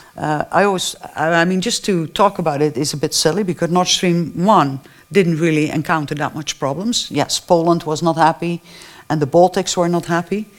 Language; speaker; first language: English; non-native, fluent; Dutch